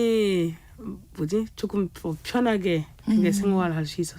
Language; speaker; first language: Korean; non-native, fluent; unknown